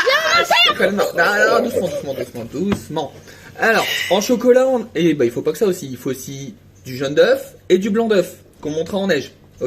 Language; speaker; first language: French; native; French